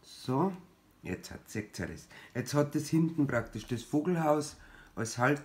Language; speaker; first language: German; native; German